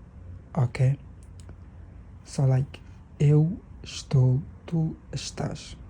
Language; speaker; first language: Portuguese; non-native, learner; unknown